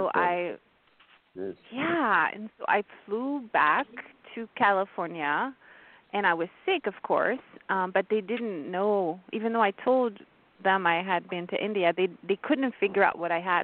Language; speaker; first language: English; non-native, fluent; French